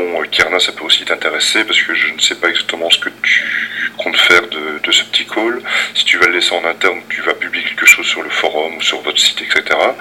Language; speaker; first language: French; native; French